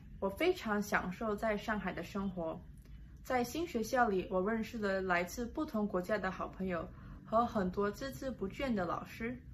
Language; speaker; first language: Chinese; non-native, local second language; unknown